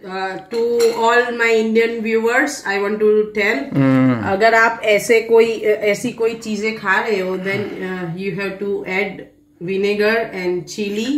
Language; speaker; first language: English; non-native, local second language; Gujarati